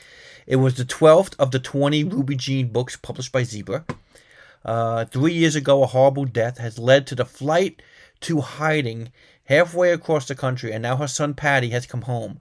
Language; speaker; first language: English; native; English